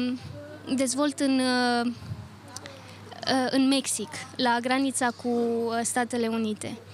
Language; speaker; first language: Romanian; early bilingual, other home language; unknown